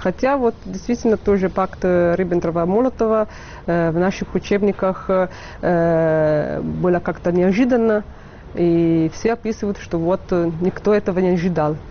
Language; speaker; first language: Russian; non-native, fluent; Italian